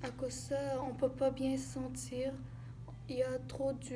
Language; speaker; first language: French; early bilingual, other home language; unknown